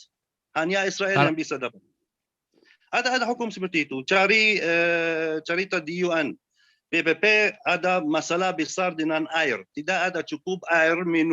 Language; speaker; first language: Indonesian; non-native, learner; Arabic